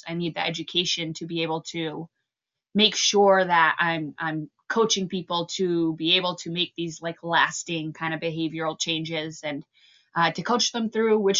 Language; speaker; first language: English; native; English